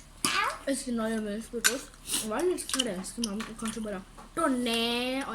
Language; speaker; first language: Norwegian; early bilingual, other home language; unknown